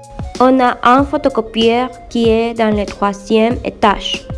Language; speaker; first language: French; non-native, learner; Spanish